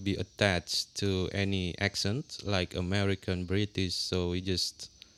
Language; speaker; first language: English; non-native, fluent; Indonesian